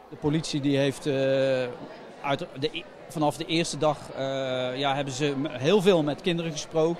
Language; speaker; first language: Dutch; native; Dutch